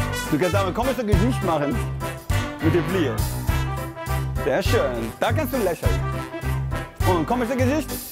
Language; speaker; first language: German; non-native, fluent; French